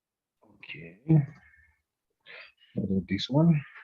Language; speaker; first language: English; non-native, fluent; Spanish